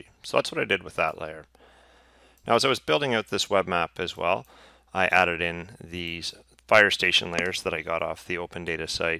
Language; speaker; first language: English; native; English